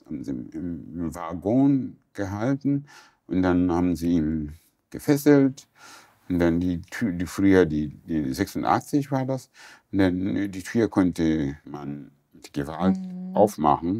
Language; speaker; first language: German; non-native, local second language; Portuguese